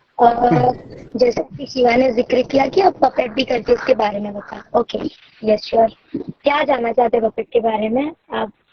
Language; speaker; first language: Hindi; non-native, local second language; Marathi